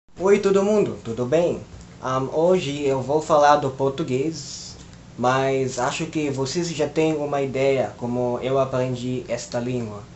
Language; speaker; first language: Portuguese; non-native, fluent; Filipino